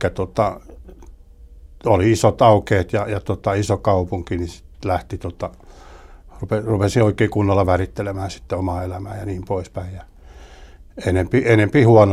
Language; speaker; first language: Finnish; early bilingual, heritage; Finnish